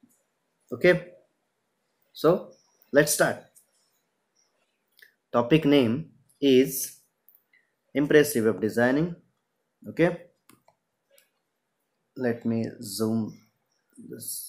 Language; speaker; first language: English; non-native, local second language; Marathi